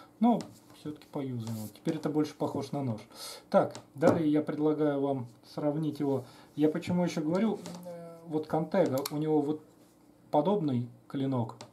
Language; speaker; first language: Russian; native; Russian